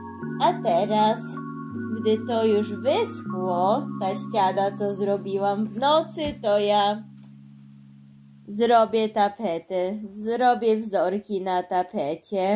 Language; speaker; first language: Polish; early bilingual, heritage; Polish